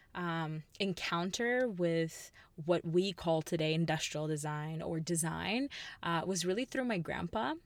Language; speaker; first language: English; early bilingual, other home language; Russian